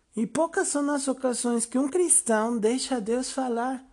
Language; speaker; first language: Portuguese; non-native, fluent; Spanish